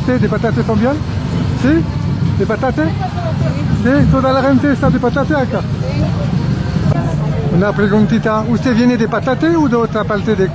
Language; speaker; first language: Spanish; non-native, learner; French